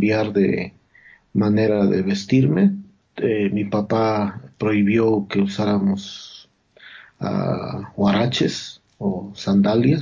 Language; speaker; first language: Spanish; non-native, local second language; Zapotec